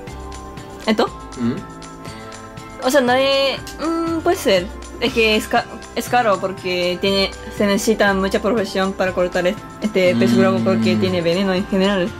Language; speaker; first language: Spanish; non-native, fluent; Japanese